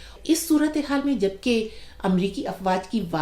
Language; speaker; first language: Urdu; native; Urdu